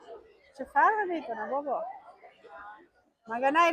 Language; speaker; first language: Persian; native; Persian